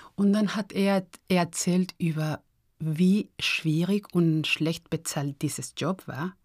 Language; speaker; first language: German; non-native, fluent; Spanish